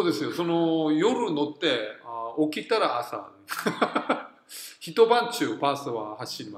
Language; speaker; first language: Japanese; non-native, fluent; Korean